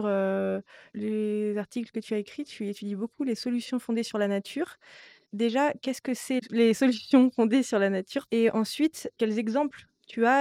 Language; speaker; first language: French; native; French